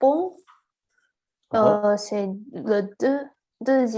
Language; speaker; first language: French; non-native, learner; Chinese